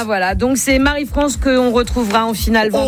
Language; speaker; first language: French; native; French